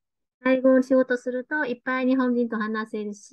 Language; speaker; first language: Japanese; non-native, fluent; Vietnamese